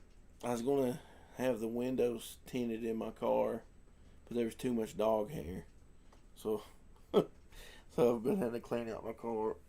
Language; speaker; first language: English; native; English